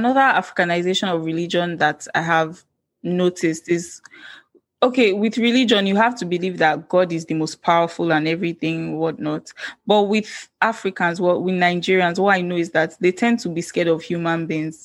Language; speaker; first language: English; non-native, local second language; Yoruba